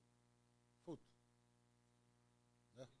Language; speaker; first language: English; non-native, learner; Russian